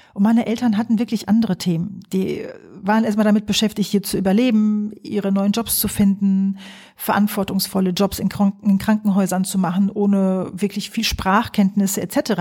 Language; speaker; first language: German; early bilingual, other home language; Polish